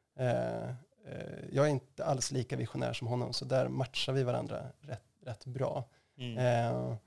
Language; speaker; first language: Swedish; native; Swedish